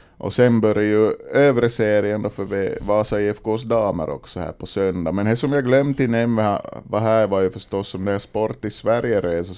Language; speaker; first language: Swedish; native; Swedish